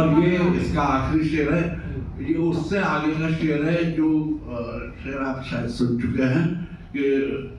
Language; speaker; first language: Hindi; native; Hindi